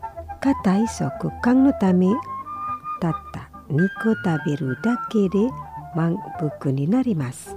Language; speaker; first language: Japanese; non-native, fluent; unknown